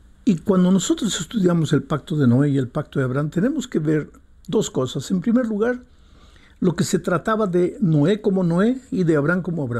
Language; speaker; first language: Spanish; native; Spanish